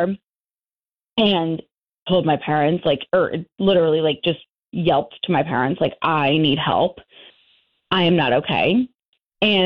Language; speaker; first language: English; native; English